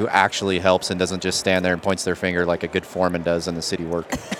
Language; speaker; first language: English; native; English